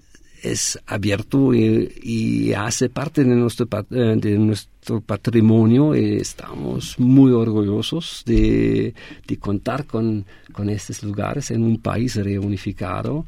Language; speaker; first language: Spanish; non-native, fluent; German